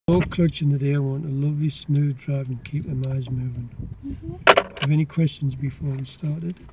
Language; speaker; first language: English; native; English